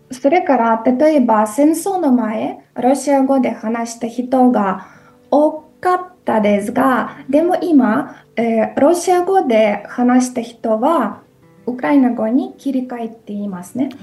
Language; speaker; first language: Japanese; non-native, fluent; Ukrainian